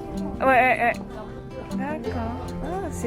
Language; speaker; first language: French; non-native, learner; Japanese